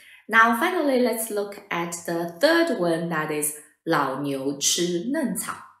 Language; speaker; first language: English; non-native, fluent; Chinese